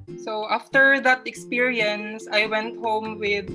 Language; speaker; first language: English; non-native, local second language; Cebuano